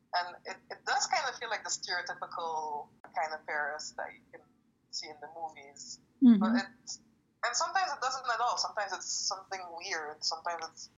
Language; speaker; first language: English; non-native, fluent; French